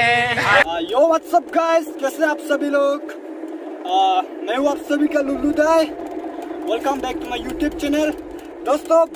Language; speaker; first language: Hindi; non-native, learner; Nepali